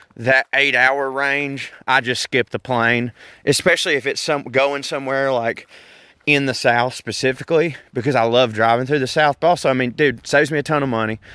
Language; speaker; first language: English; native; English